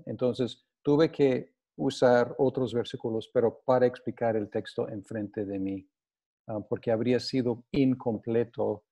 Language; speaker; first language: Spanish; non-native, fluent; English